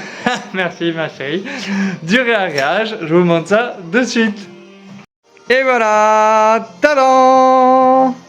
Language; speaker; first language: French; native; French